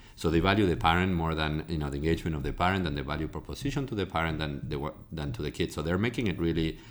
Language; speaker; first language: English; non-native, fluent; Spanish